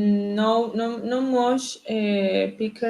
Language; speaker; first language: English; non-native, learner; Spanish